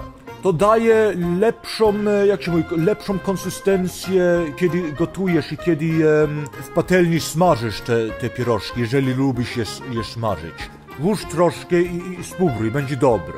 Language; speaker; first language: Polish; early bilingual, heritage; Polish